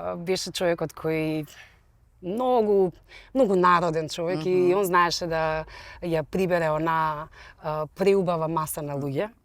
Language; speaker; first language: Macedonian; native; Macedonian